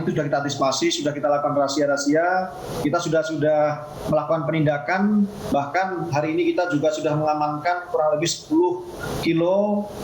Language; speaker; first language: Indonesian; native; Indonesian